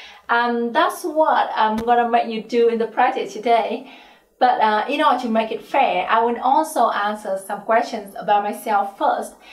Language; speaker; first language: English; non-native, fluent; Vietnamese